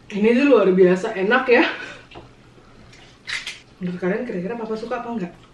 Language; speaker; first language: Indonesian; native; Indonesian